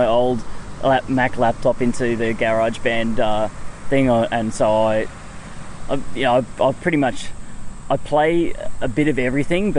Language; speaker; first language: English; native; English